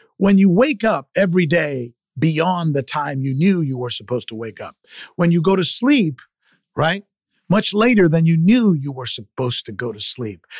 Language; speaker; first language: English; early bilingual, other home language; Spanish